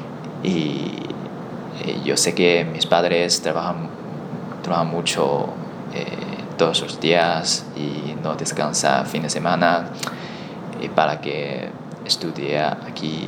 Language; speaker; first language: Spanish; non-native, learner; Chinese